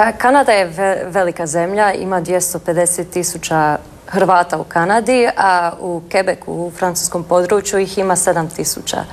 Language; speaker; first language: Croatian; early bilingual, heritage; Croatian